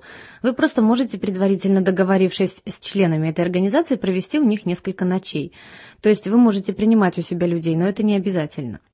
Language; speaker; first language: Russian; native; Russian